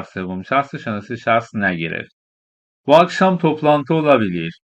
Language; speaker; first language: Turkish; non-native, fluent; Persian